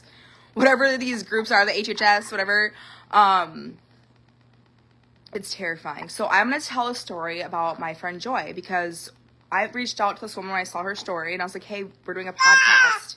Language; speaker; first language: English; native; English